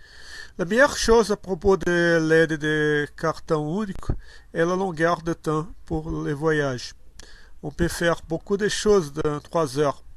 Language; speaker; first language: French; non-native, learner; Portuguese